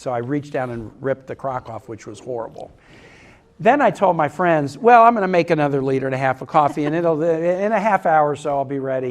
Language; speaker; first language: English; native; English